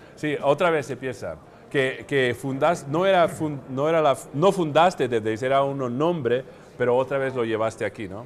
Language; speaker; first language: Spanish; early bilingual, heritage; Spanish